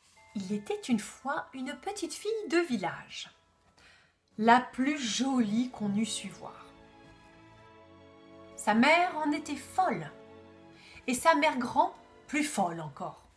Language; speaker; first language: French; native; French